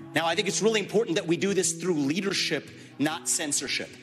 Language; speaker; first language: English; native; English